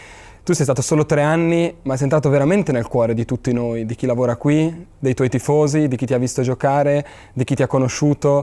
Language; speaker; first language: Italian; native; Italian